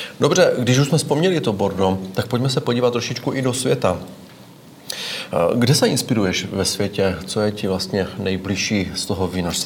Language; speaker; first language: Czech; native; Czech